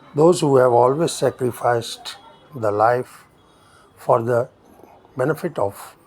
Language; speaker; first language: English; non-native, local second language; Hindi